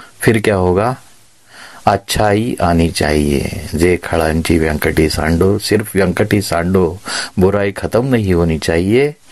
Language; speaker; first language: Hindi; non-native, local second language; Marathi